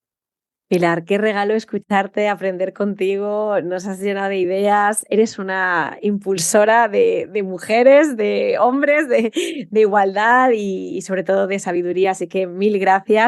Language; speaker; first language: Spanish; native; Spanish